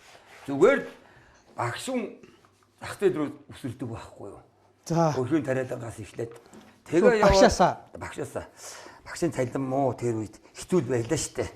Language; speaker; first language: Mongolian; native; Mongolian